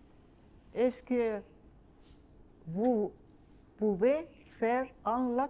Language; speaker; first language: French; non-native, learner; Russian